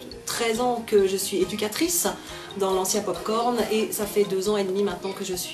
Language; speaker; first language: French; native; French